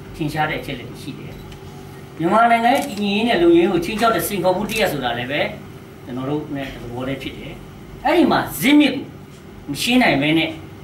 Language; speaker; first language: Burmese; non-native, local second language; S'gaw Karen